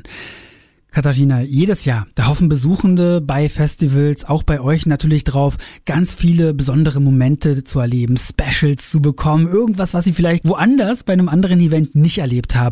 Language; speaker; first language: German; native; German